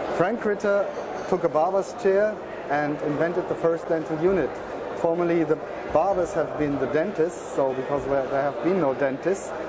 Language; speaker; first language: English; non-native, fluent; German